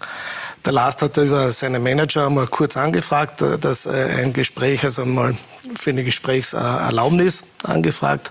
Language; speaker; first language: German; native; German